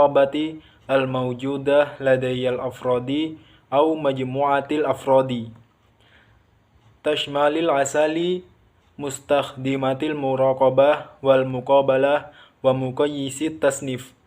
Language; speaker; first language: Arabic; non-native, learner; Indonesian